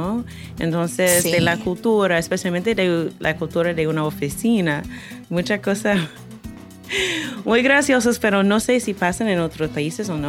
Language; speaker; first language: Spanish; non-native, fluent; English